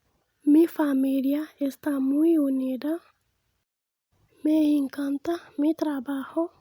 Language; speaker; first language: Spanish; non-native, fluent; Haitian Creole